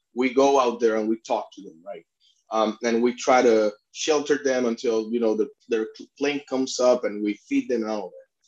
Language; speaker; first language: English; non-native, fluent; Spanish